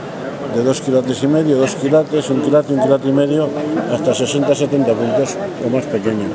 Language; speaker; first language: Spanish; native; Spanish